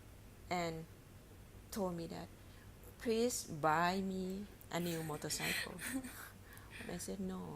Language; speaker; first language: English; non-native, learner; Thai